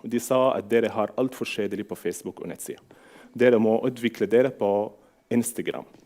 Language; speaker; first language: Norwegian; non-native, fluent; Arabic